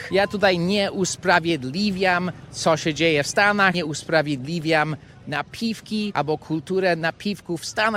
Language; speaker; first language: Polish; non-native, fluent; English